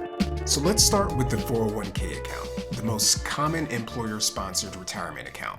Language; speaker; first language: English; native; English